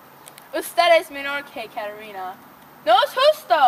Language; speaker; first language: Spanish; non-native, learner; English